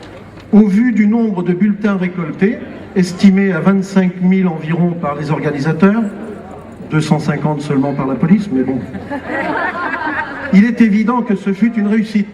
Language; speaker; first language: French; native; French